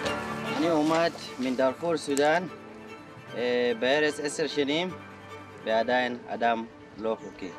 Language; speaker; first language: Hebrew; non-native, fluent; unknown